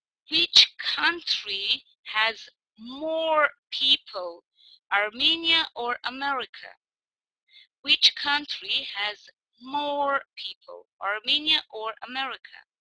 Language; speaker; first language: English; non-native, fluent; Armenian